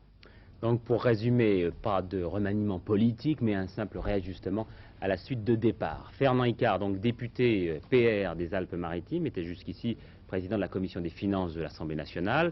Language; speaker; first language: French; native; French